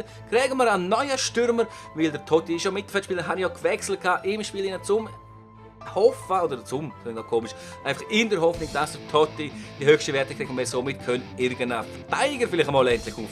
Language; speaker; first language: German; native; German